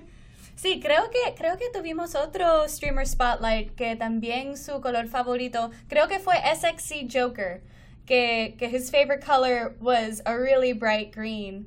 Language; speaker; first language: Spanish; non-native, fluent; English